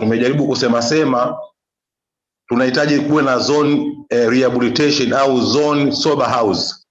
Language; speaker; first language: Swahili; native; Swahili